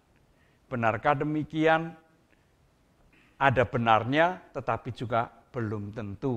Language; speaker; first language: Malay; non-native, local second language; Indonesian